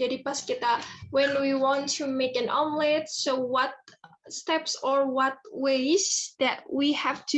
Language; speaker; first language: English; non-native, fluent; Indonesian